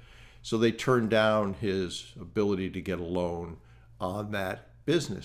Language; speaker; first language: English; native; English